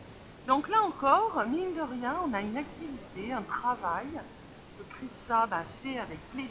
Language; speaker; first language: French; native; French